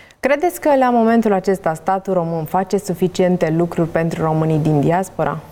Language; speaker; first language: Romanian; native; Romanian